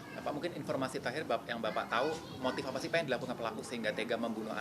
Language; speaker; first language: Indonesian; native; Indonesian